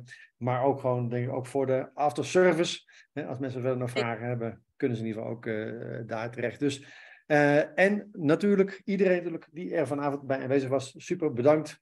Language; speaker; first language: Dutch; native; Dutch